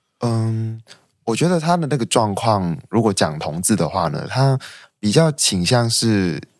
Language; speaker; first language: Chinese; non-native, local second language; Cantonese